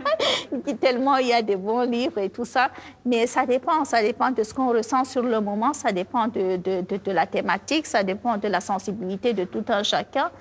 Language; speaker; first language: French; non-native, local second language; Fula